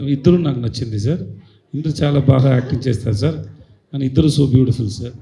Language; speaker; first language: Telugu; non-native, learner; Tamil